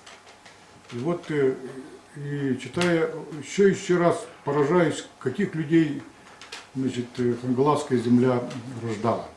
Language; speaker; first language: Russian; non-native, local second language; Yakut